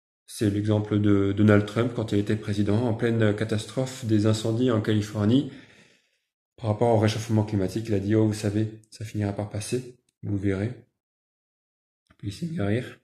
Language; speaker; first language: French; native; French